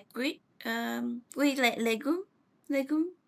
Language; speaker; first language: French; non-native, learner; Vietnamese